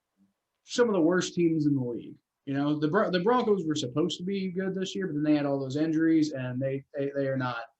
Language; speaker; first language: English; native; English